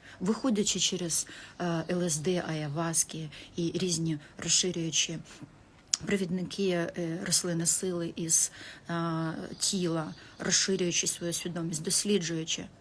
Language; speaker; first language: Ukrainian; non-native, local second language; Russian